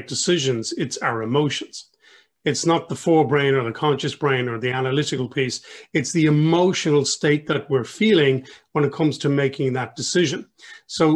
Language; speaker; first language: English; native; English